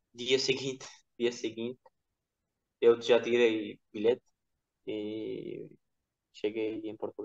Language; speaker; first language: Portuguese; non-native, fluent; Georgian